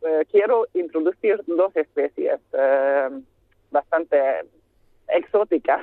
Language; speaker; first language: Spanish; non-native, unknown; Hungarian